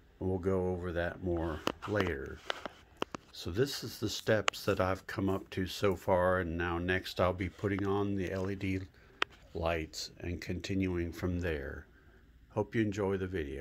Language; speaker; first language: English; native; English